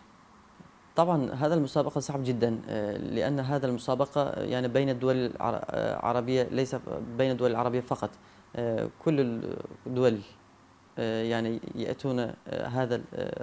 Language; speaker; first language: Arabic; non-native, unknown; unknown